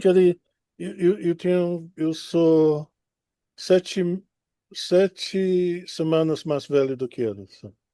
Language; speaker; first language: Portuguese; non-native, fluent; English